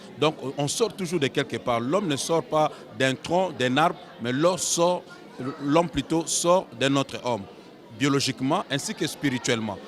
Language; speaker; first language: French; non-native, local second language; Lingala